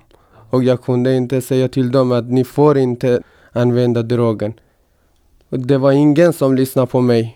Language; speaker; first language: Swedish; non-native, fluent; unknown